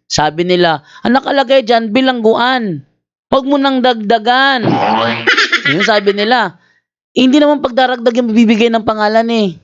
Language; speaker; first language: Filipino; native; Filipino